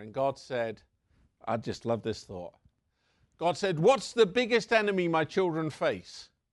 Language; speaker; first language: English; native; English